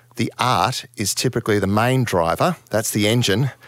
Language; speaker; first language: English; native; English